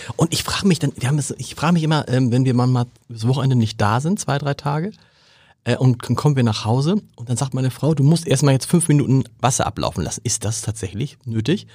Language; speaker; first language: German; native; German